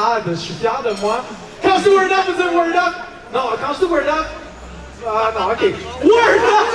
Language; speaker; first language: French; native; French